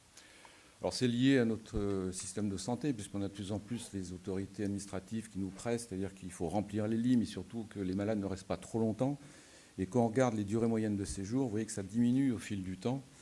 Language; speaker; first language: French; native; French